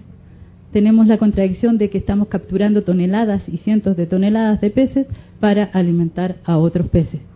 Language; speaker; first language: Spanish; native; Spanish